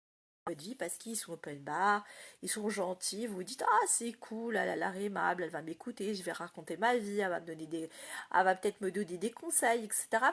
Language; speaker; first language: French; native; French